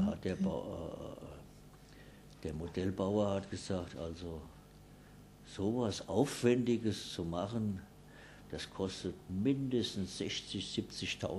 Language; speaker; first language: German; native; German